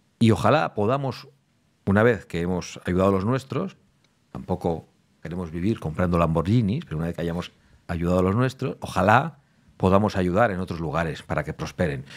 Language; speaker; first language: Spanish; native; Spanish